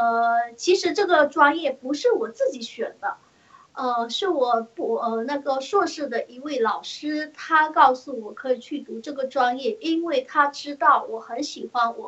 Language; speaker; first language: Chinese; early bilingual, heritage; Chinese